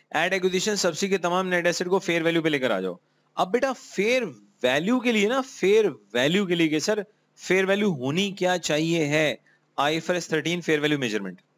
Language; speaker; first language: Urdu; native; Urdu